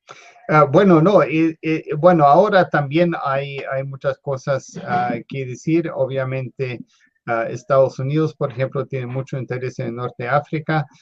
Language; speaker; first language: Spanish; non-native, fluent; English